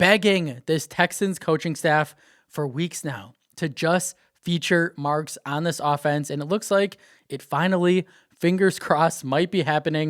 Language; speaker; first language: English; native; English